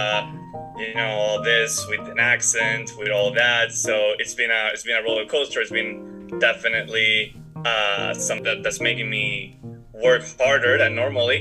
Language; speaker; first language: English; non-native, fluent; Spanish